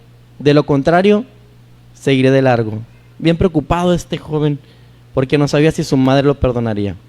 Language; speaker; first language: Spanish; native; Spanish